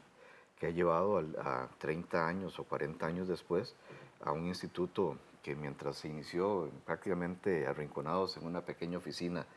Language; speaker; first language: Spanish; native; Spanish